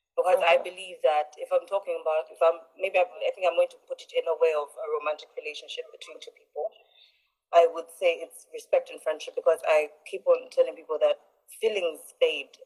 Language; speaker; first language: English; non-native, local second language; Ganda